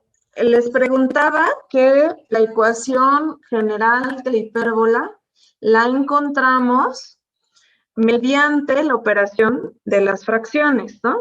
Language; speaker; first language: Spanish; native; Spanish